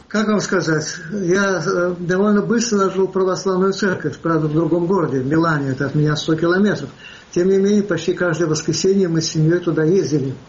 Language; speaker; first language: Russian; native; Russian